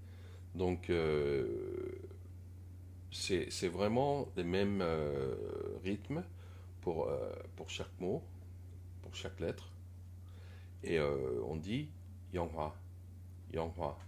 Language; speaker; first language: French; non-native, fluent; Korean